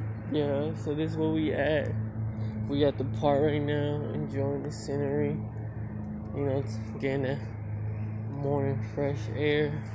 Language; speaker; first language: English; early bilingual, other home language; Spanish